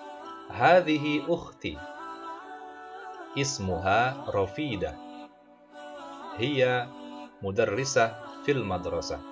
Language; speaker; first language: Arabic; non-native, fluent; Indonesian